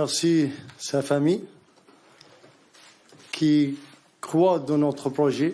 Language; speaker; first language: French; non-native, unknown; Arabic